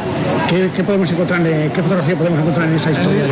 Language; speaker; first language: Spanish; native; Spanish